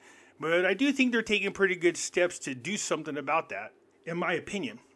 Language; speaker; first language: English; native; English